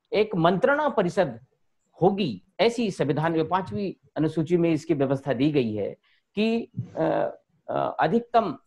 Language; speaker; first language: Hindi; native; Hindi